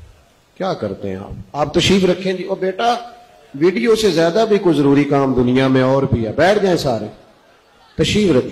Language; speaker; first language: Urdu; native; Urdu